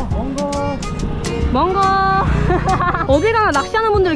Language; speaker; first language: Korean; native; Korean